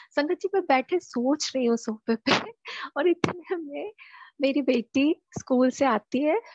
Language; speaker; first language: Hindi; native; Hindi